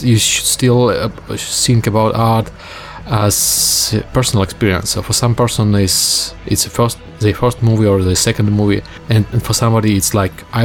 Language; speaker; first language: English; non-native, fluent; Russian